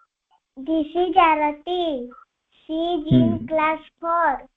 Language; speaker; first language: English; non-native, learner; Odia